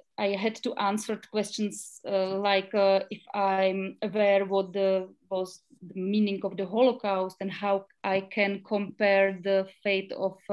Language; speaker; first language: English; non-native, learner; Czech